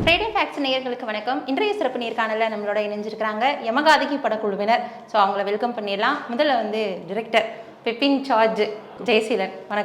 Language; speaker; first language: Tamil; native; Tamil